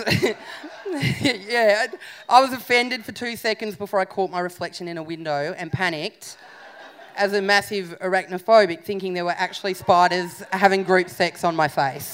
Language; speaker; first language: English; native; English